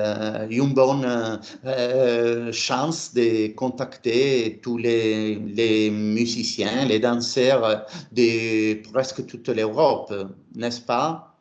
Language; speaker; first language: French; non-native, fluent; Italian